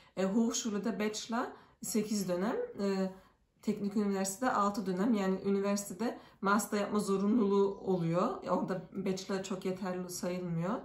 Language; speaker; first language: Turkish; early bilingual, heritage; Turkish